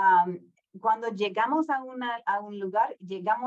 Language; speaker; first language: Spanish; non-native, fluent; English